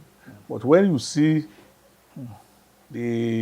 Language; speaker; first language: English; non-native, local second language; Yoruba